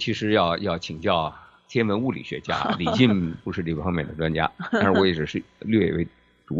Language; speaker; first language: Chinese; native; Chinese